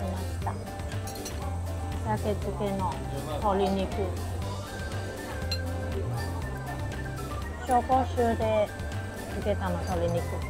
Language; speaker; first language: Japanese; non-native, fluent; Chinese